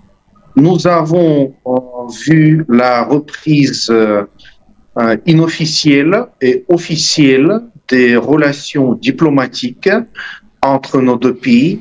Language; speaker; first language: French; non-native, fluent; Russian